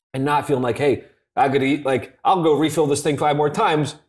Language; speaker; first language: English; native; English